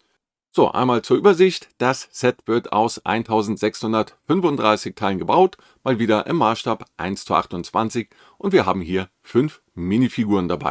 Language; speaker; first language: German; native; German